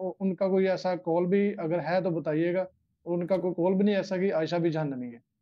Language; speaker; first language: Urdu; non-native, local second language; Punjabi